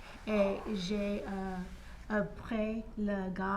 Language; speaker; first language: French; non-native, learner; English